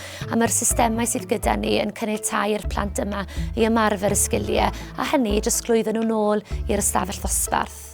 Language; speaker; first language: Welsh; native; Welsh